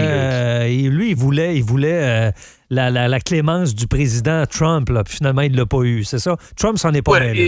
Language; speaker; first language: French; native; French